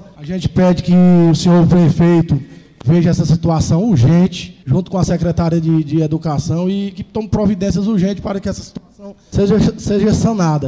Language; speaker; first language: Portuguese; native; Portuguese